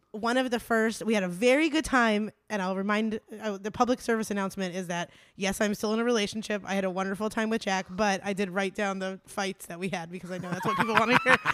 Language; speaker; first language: English; native; English